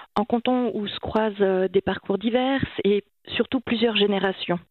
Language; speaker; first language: French; native; French